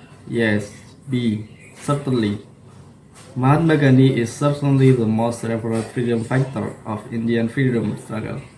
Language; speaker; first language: English; non-native, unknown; Indonesian